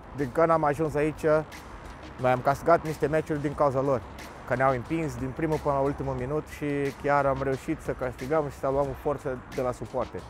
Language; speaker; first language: Romanian; non-native, fluent; Portuguese